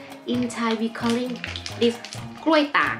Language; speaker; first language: English; non-native, learner; Thai